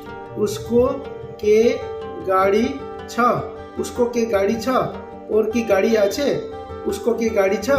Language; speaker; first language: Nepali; non-native, fluent; Bangla